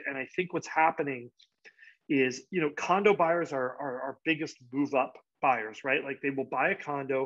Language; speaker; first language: English; native; English